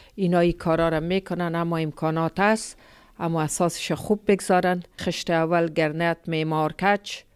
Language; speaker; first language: Persian; native; Persian